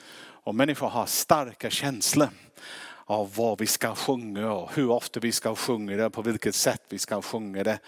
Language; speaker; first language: Swedish; non-native, fluent; English